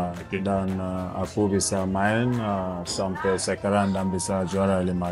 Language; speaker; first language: Indonesian; non-native, fluent; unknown